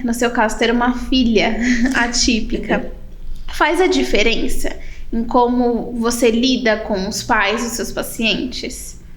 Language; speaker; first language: Portuguese; native; Portuguese